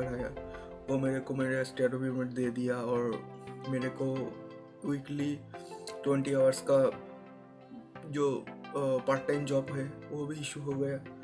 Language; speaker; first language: Hindi; non-native, local second language; Bangla